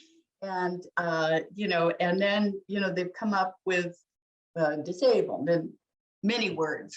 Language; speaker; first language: English; native; English